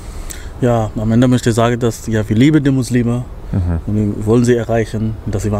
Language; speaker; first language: German; non-native, fluent; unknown